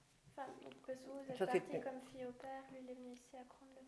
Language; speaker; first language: French; native; French